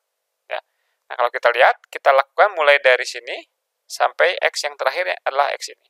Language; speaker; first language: Indonesian; native; Indonesian